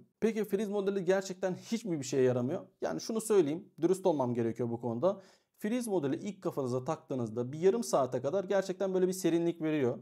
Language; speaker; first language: Turkish; native; Turkish